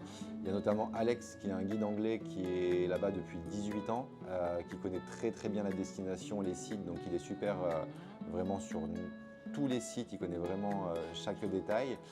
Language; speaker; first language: French; native; French